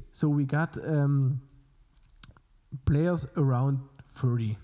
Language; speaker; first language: English; non-native, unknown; German